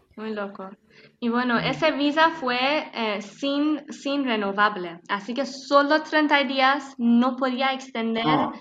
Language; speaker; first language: Spanish; non-native, fluent; Persian